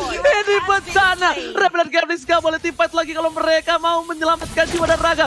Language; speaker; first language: Indonesian; native; Indonesian